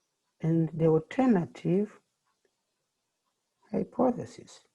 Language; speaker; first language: English; non-native, fluent; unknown